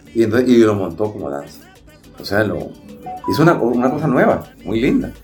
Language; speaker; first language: Spanish; native; Spanish